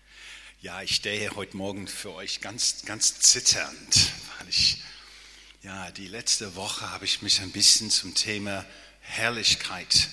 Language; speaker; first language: German; non-native, fluent; English